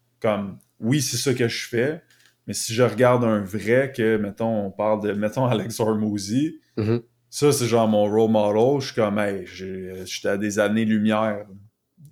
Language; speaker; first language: French; native; French